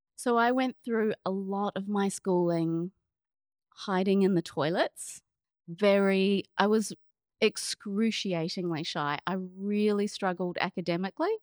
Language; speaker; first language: English; native; English